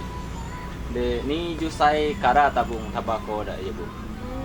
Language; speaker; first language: Japanese; non-native, learner; Indonesian